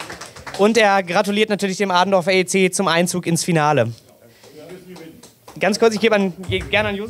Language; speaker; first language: German; native; German